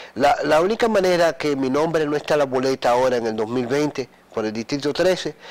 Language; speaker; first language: Spanish; early bilingual, heritage; Spanish